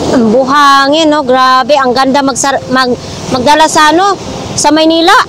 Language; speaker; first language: Filipino; non-native, local second language; Masbatenyo